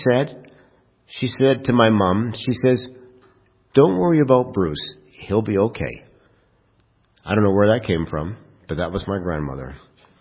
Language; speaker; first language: English; native; English